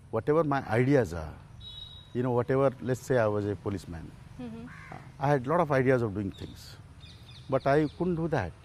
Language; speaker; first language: English; non-native, local second language; Odia